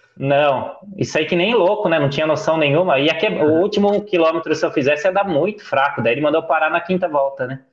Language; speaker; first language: Portuguese; native; Portuguese